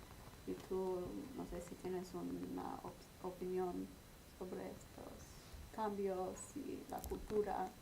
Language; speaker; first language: Spanish; non-native, fluent; English